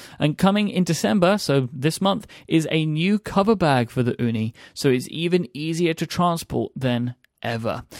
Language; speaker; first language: English; native; English